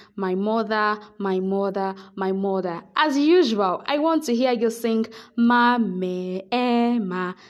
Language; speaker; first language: English; non-native, local second language; Yoruba